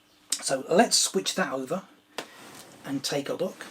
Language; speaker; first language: English; native; English